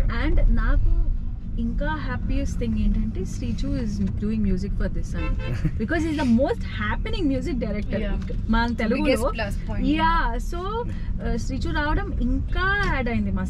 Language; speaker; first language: Telugu; native; Telugu